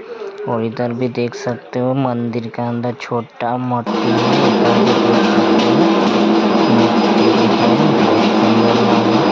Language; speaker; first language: Hindi; non-native, local second language; Bangla